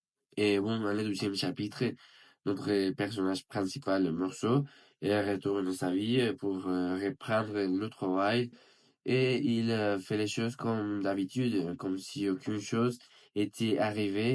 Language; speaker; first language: French; non-native, learner; Spanish